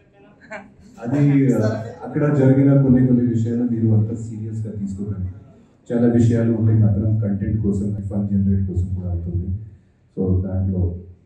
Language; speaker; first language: Telugu; non-native, fluent; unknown